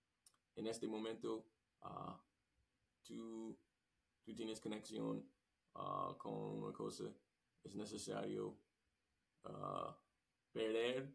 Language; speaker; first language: Spanish; non-native, learner; English